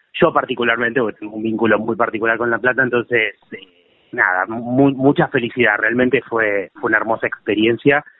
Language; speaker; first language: Spanish; native; Spanish